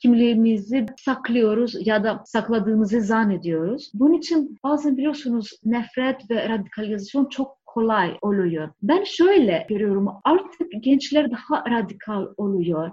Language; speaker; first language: Turkish; non-native, fluent; Greek